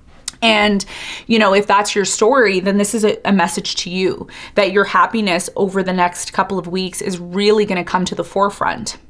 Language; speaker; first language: English; native; English